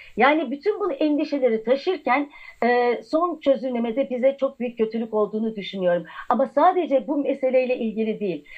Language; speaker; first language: Turkish; native; Turkish